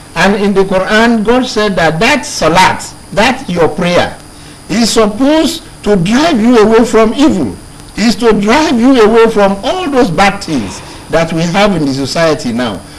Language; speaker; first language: English; non-native, local second language; Yoruba